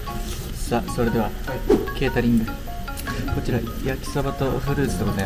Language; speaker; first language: Japanese; native; Japanese